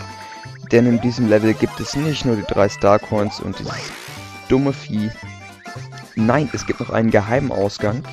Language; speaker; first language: German; native; German